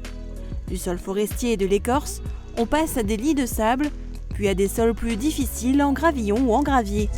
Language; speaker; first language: French; native; French